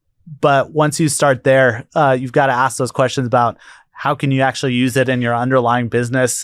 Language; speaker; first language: English; native; English